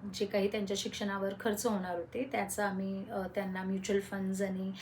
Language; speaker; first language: Marathi; non-native, local second language; Hindi